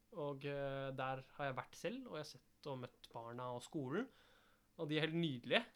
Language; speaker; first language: Norwegian; early bilingual, other home language; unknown